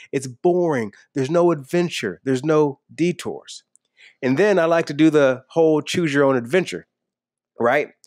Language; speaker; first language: English; native; English